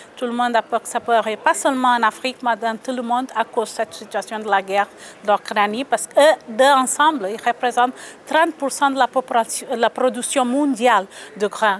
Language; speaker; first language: French; non-native, fluent; Portuguese